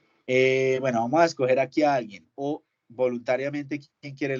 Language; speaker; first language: Spanish; native; Spanish